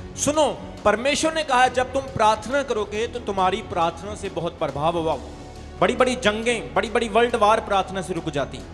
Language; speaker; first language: Hindi; non-native, local second language; Punjabi